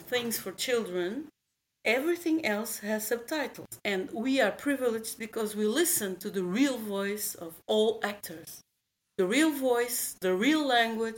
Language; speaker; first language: English; non-native, fluent; Portuguese